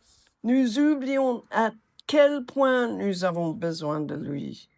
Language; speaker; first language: French; non-native, fluent; English